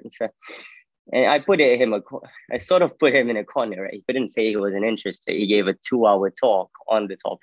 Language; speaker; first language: English; non-native, local second language; Malay